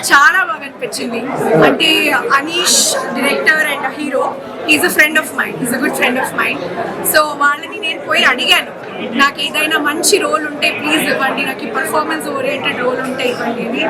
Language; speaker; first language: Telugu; early bilingual, heritage; Telugu